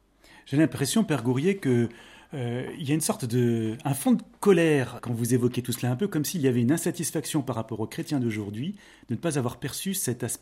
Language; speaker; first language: French; native; French